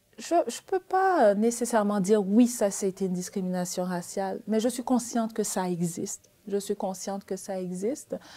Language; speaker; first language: French; early bilingual, other home language; Haitian Creole